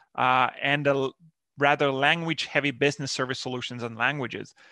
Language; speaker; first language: English; non-native, fluent; Finnish